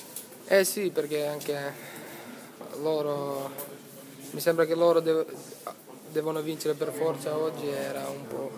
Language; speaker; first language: Italian; non-native, fluent; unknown